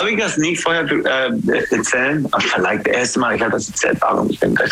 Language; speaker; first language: German; non-native, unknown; English